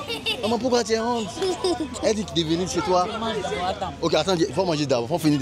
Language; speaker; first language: French; non-native, learner; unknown